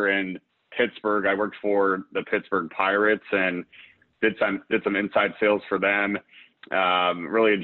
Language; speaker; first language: English; native; English